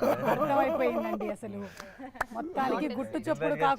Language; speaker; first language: Telugu; native; Telugu